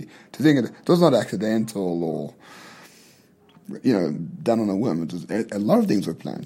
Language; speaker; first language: English; native; English